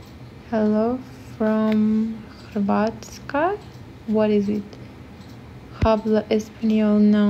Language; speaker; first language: English; non-native, learner; Ukrainian